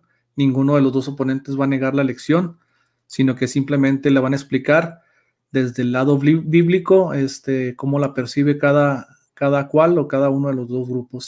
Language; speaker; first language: Spanish; native; Spanish